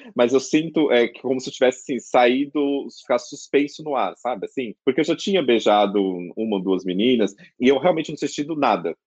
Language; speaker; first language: Portuguese; native; Portuguese